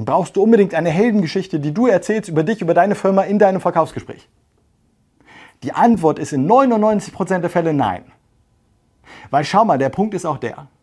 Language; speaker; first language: German; native; German